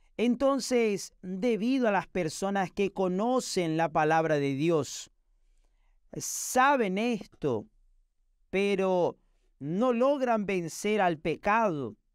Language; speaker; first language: Spanish; non-native, fluent; Portuguese